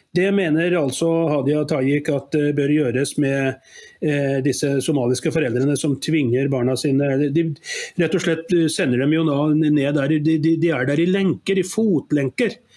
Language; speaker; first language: Norwegian; native; Norwegian